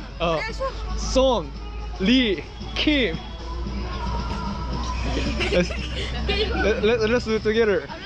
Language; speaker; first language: English; non-native, learner; Korean